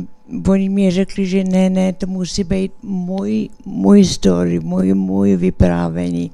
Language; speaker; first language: Czech; early bilingual, heritage; English